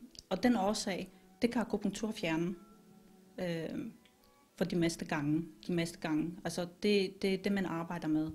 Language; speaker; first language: Danish; non-native, fluent; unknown